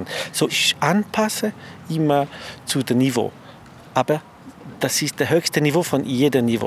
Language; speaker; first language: German; non-native, fluent; French